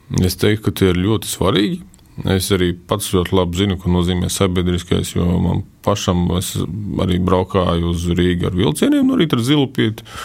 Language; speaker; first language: Latvian; native; Latvian